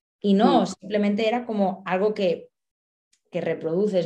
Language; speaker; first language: Spanish; native; Spanish